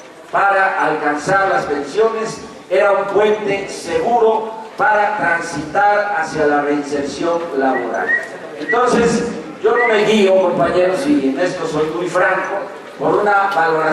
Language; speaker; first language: Spanish; native; Spanish